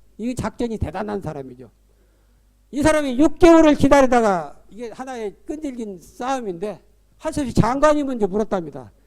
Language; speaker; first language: Korean; native; Korean